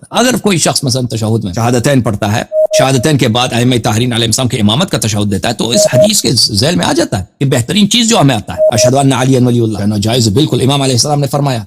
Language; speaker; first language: Urdu; non-native, fluent; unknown